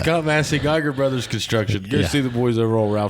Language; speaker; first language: English; native; English